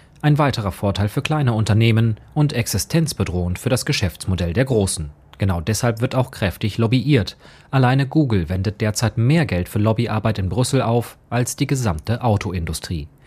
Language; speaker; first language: German; native; German